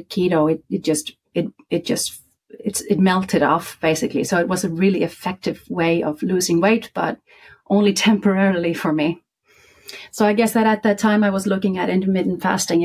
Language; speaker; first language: English; non-native, fluent; Icelandic